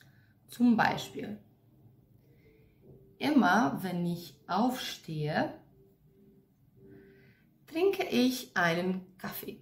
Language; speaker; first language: German; non-native, fluent; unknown